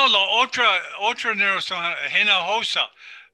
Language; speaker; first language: Spanish; non-native, learner; English